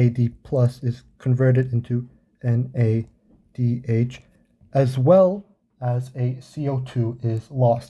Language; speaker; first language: English; native; English